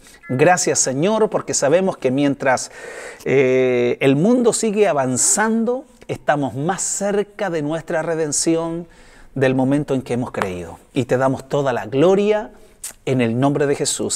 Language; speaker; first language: Spanish; native; Spanish